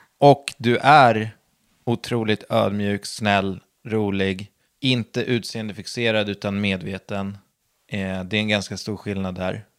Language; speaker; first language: Swedish; native; Swedish